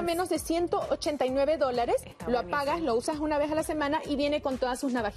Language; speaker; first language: Spanish; native; Spanish